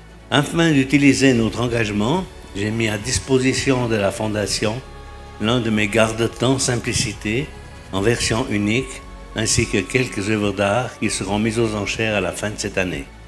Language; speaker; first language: French; native; French